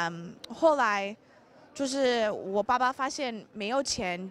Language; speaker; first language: Chinese; early bilingual, heritage; English